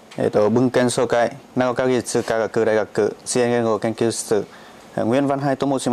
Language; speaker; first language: Japanese; non-native, learner; Vietnamese